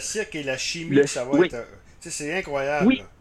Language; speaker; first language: French; native; French